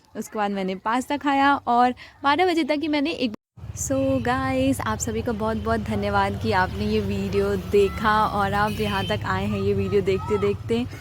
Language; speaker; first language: Hindi; non-native, local second language; Maithili